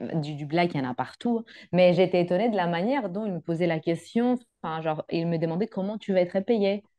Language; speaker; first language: French; non-native, fluent; Greek